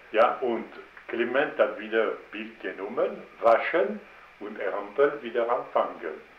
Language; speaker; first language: German; non-native, fluent; French